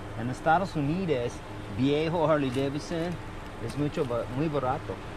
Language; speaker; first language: Spanish; non-native, learner; English